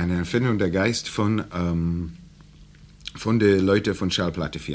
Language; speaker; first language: German; non-native, learner; English